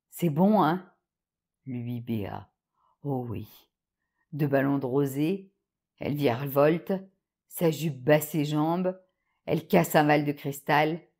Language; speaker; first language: French; native; French